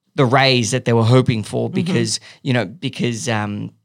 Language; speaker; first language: English; native; English